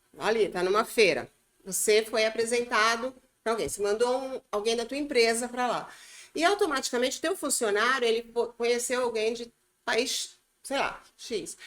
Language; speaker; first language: Portuguese; native; Portuguese